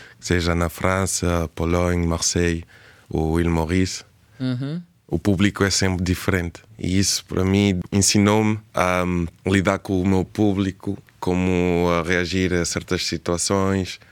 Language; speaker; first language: Portuguese; early bilingual, heritage; Portuguese